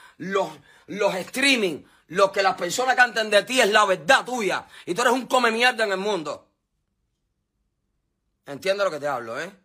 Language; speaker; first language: Spanish; native; Spanish